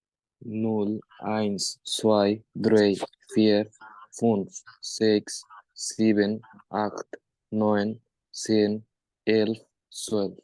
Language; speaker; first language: German; non-native, learner; Bangla